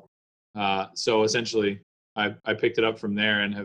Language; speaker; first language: English; native; English